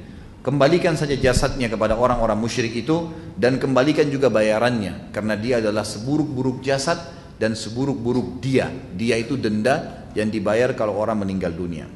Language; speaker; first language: Indonesian; native; Indonesian